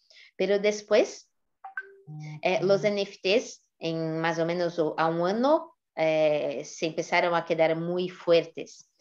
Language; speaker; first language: Spanish; non-native, fluent; Portuguese